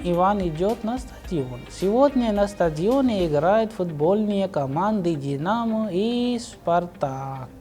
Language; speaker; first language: Russian; non-native, fluent; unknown